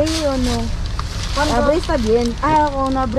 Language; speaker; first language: Spanish; non-native, learner; Filipino